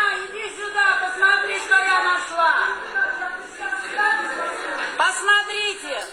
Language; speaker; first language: Russian; non-native, fluent; Armenian